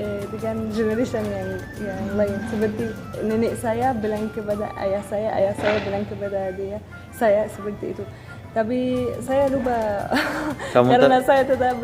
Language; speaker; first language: Indonesian; non-native, fluent; Arabic